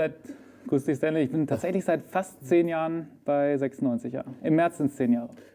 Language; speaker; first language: German; native; German